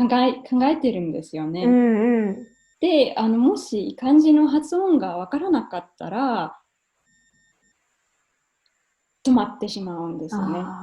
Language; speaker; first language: Japanese; non-native, fluent; German